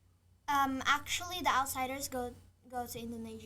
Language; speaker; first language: English; non-native, fluent; Indonesian